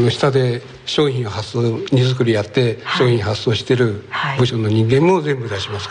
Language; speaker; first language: Japanese; native; Japanese